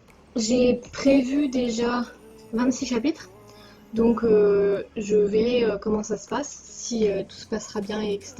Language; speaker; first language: French; native; French